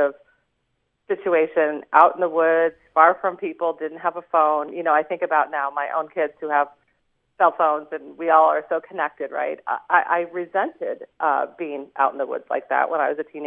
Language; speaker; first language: English; native; English